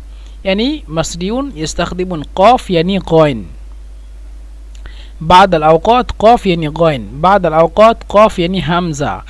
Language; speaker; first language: Arabic; non-native, fluent; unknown